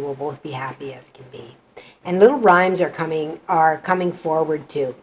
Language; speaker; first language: English; native; English